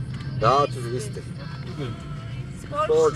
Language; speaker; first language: Russian; non-native, learner; Polish